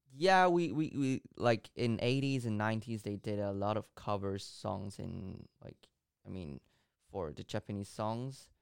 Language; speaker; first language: English; non-native, local second language; Cantonese